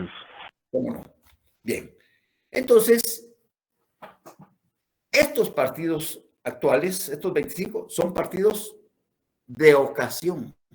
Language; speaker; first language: Spanish; native; Spanish